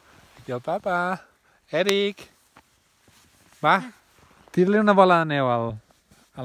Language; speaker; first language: Catalan; native; Catalan